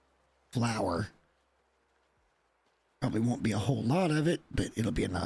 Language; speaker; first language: English; native; English